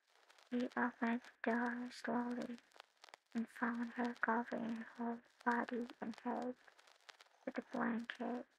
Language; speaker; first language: English; non-native, learner; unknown